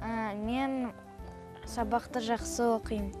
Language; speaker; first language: Kazakh; non-native, local second language; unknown